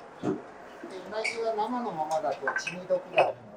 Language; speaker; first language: Japanese; native; Japanese